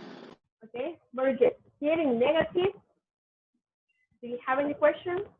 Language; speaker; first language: English; non-native, fluent; Spanish